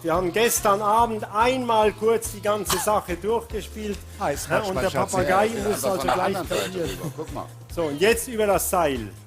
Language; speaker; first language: German; non-native, fluent; French